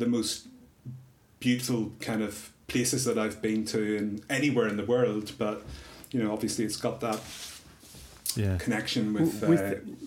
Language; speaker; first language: English; native; English